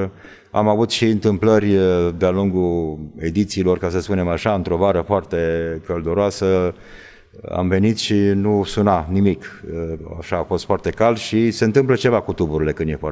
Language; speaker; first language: Romanian; native; Romanian